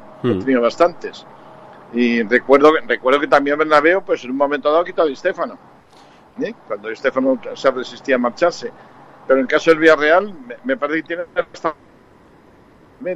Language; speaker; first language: Spanish; native; Spanish